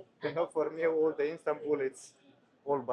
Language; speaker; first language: English; non-native, learner; Turkish